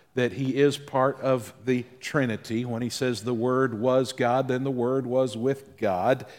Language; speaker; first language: English; native; English